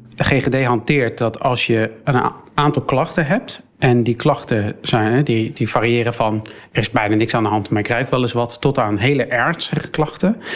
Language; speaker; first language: Dutch; early bilingual, other home language; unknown